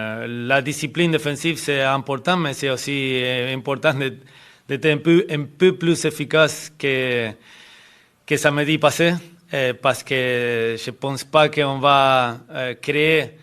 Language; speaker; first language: French; non-native, fluent; Spanish